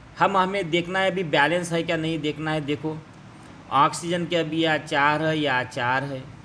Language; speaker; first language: Hindi; non-native, local second language; Marathi